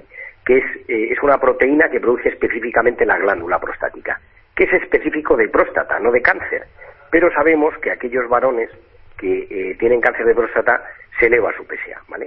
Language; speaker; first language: Spanish; native; Spanish